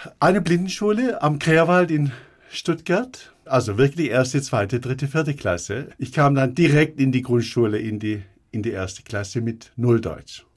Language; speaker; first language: German; early bilingual, other home language; Turkish